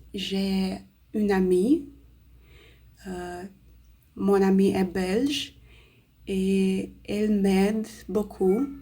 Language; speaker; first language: French; non-native, learner; Russian